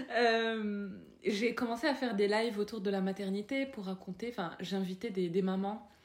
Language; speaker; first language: French; non-native, local second language; Arabic